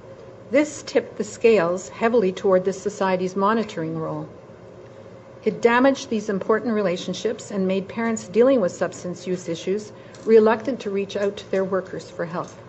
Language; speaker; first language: English; native; English